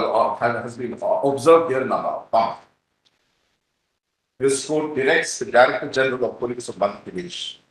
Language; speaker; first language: English; non-native, local second language; Hindi